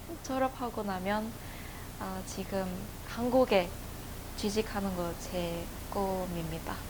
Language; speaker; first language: Korean; non-native, fluent; Indonesian